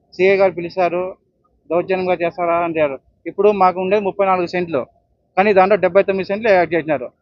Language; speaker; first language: Telugu; native; Telugu